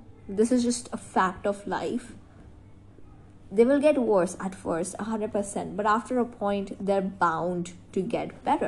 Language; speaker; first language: English; non-native, local second language; Hindi